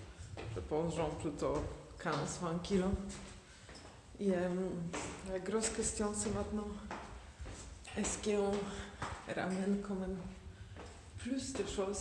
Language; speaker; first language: French; non-native, fluent; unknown